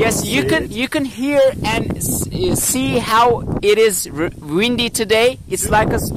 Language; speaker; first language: English; non-native, learner; Turkish